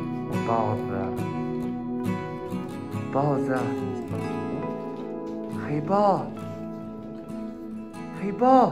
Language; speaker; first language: Chinese; native; Chinese